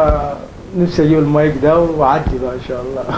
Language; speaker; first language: Arabic; native; Arabic